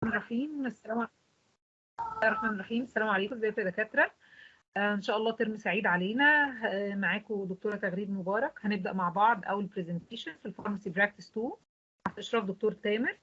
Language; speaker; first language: Arabic; native; Arabic